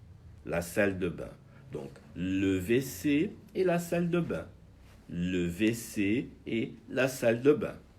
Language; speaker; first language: French; non-native, fluent; Portuguese